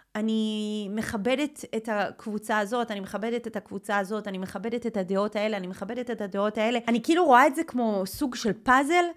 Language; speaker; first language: Hebrew; non-native, fluent; English